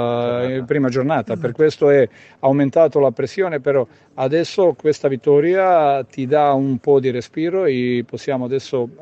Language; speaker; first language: Italian; non-native, fluent; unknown